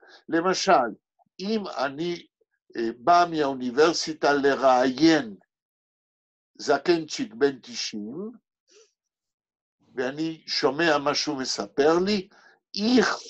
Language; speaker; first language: Hebrew; native; Hebrew